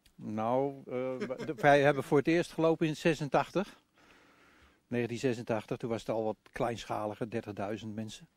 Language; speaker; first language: Dutch; native; Dutch